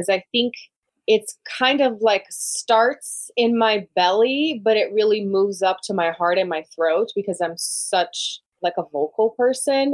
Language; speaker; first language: English; non-native, fluent; Portuguese